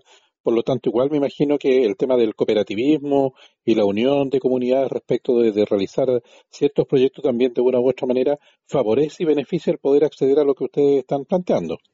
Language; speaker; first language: Spanish; native; Spanish